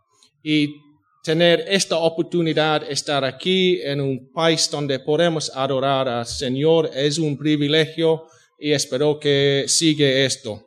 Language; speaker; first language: Spanish; non-native, fluent; English